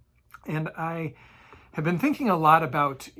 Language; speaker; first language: English; native; English